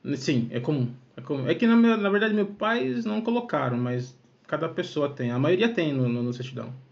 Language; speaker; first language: Portuguese; non-native, fluent; Akan